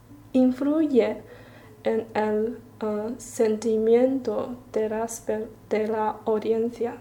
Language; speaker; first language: Spanish; non-native, learner; Chinese